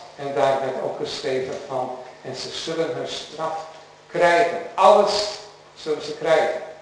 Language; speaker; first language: Dutch; native; Dutch